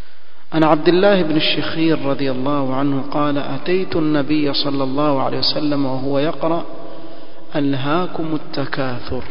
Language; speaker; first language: Arabic; non-native, fluent; Swahili